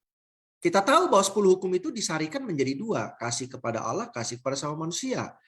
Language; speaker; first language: Indonesian; native; Indonesian